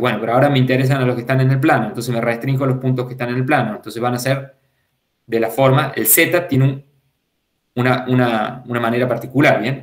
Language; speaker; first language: Spanish; native; Spanish